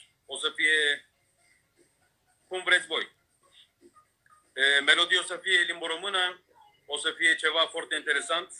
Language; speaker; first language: Romanian; non-native, fluent; Turkish